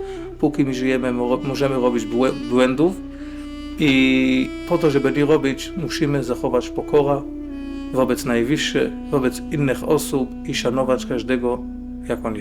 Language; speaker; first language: Polish; non-native, fluent; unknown